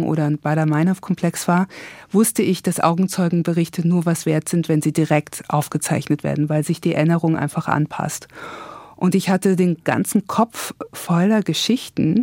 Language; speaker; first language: German; native; German